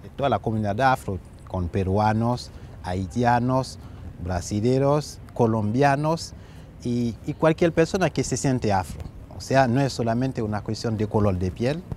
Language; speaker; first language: Spanish; non-native, fluent; Haitian Creole